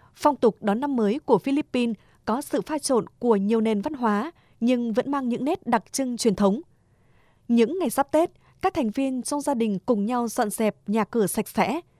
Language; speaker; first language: Vietnamese; native; Vietnamese